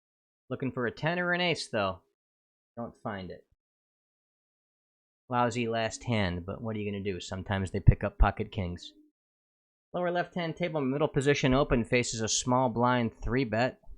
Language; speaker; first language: English; native; English